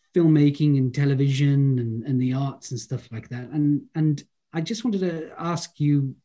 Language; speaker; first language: English; native; English